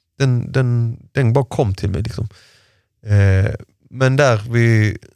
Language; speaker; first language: Swedish; early bilingual, other home language; Persian